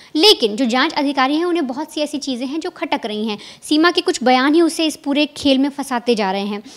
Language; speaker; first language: Hindi; native; Hindi